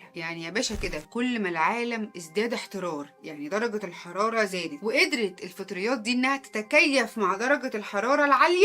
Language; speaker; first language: Arabic; native; Arabic